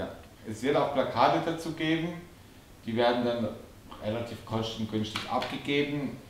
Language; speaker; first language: German; native; German